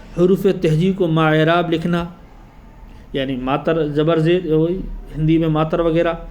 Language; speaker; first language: Urdu; native; Urdu